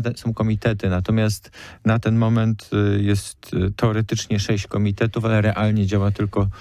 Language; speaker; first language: Polish; native; Polish